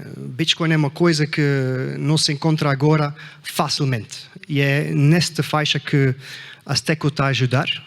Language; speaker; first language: Portuguese; non-native, fluent; Dutch